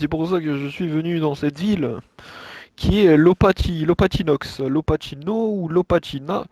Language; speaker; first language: French; native; French